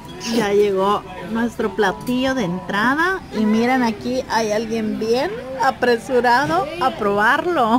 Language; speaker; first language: Spanish; native; Spanish